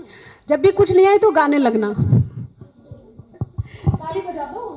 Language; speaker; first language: Hindi; native; Hindi